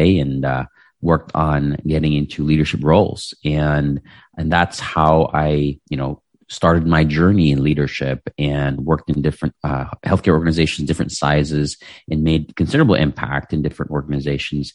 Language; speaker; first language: English; non-native, local second language; Filipino